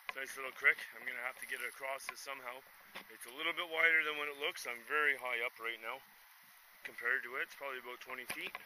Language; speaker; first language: English; native; English